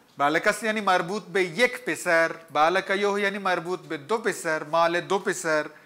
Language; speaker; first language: Persian; non-native, fluent; Hindi